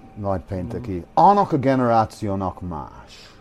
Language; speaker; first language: Hungarian; non-native, fluent; English